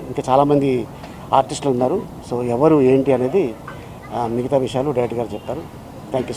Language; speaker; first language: Telugu; native; Telugu